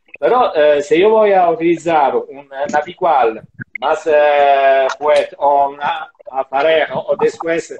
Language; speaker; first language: Spanish; non-native, learner; Italian